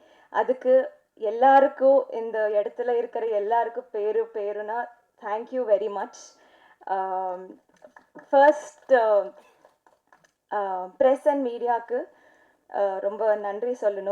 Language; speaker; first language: Tamil; non-native, learner; Telugu